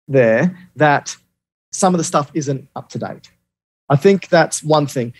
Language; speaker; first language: English; native; English